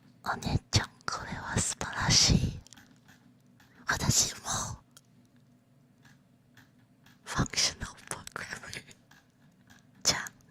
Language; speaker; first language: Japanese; non-native, learner; Chinese